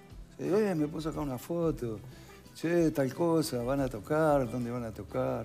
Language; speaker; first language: Spanish; native; Spanish